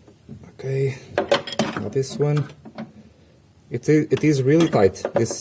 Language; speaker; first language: English; non-native, fluent; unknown